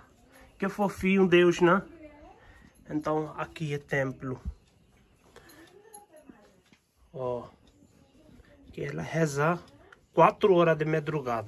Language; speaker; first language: Portuguese; non-native, learner; Hindi